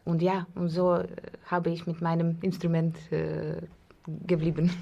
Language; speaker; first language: German; non-native, learner; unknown